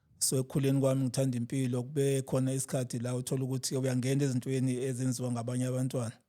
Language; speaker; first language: Zulu; native; Zulu